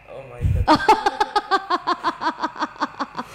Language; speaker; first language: English; non-native, learner; Indonesian